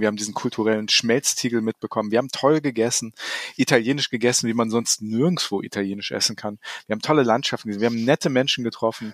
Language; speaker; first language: German; native; German